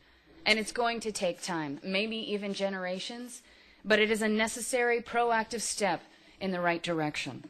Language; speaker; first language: English; non-native, fluent; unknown